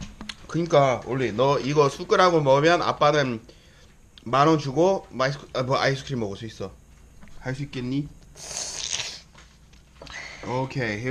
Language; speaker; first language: Korean; non-native, fluent; English